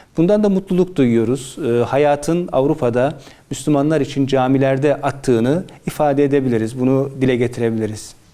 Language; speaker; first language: Turkish; native; Turkish